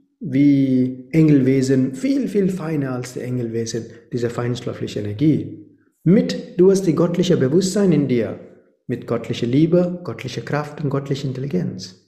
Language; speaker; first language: German; non-native, fluent; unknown